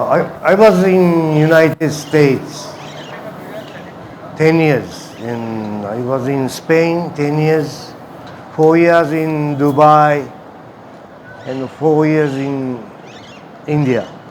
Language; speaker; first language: English; non-native, learner; Japanese